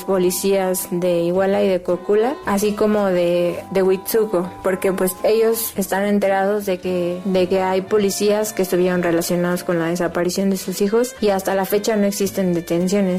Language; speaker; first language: Spanish; native; Spanish